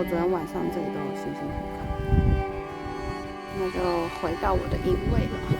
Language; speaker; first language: Chinese; native; Chinese